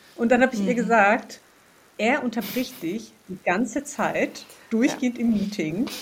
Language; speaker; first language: German; native; German